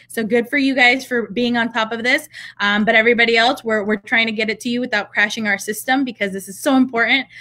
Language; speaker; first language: English; early bilingual, other home language; Spanish